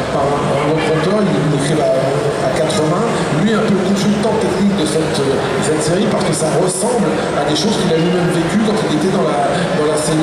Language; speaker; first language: French; native; French